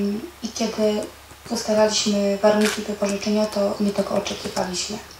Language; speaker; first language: Polish; native; Polish